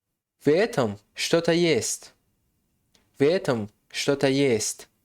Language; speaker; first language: Russian; non-native, local second language; Tajik